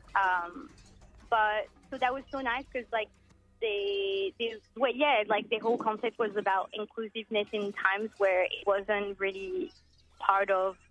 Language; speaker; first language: English; early bilingual, heritage; French